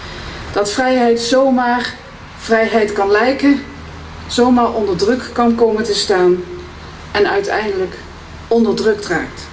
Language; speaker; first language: Dutch; native; Dutch